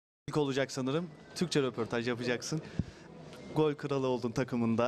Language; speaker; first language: Turkish; native; Turkish